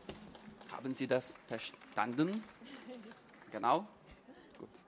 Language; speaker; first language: German; non-native, learner; Lithuanian